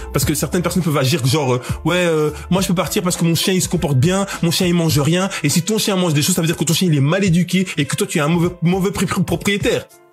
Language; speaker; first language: French; native; French